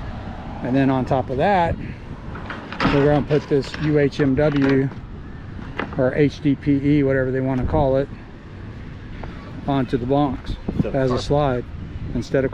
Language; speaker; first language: English; native; English